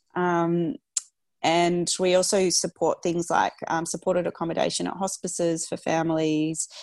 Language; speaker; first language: English; native; English